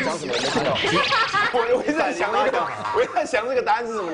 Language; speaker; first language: Chinese; native; Chinese